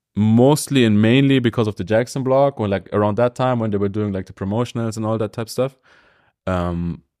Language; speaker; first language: English; non-native, fluent; German